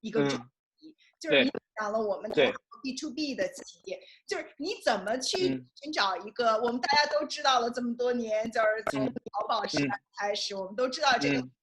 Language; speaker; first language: Chinese; native; Chinese